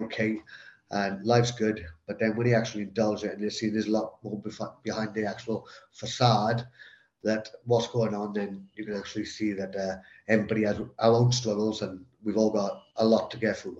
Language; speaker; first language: English; native; English